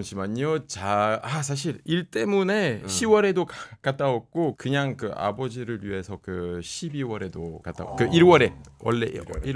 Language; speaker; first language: Korean; non-native, fluent; French